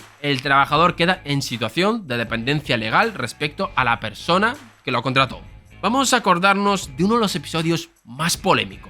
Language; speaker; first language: Spanish; native; Spanish